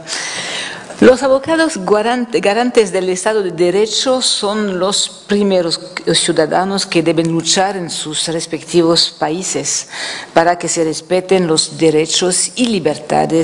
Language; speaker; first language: Spanish; non-native, fluent; French